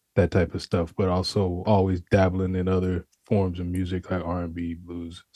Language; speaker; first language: English; native; English